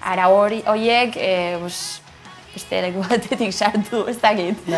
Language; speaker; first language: Basque; non-native, local second language; Spanish